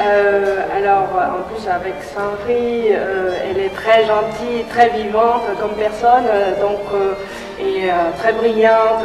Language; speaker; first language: French; non-native, fluent; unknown